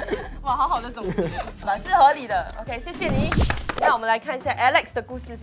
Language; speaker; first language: Chinese; native; Chinese